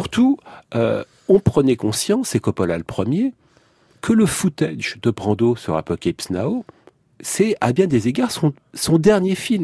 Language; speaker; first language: French; native; French